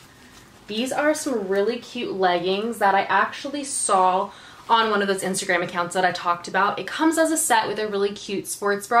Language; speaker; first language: English; native; English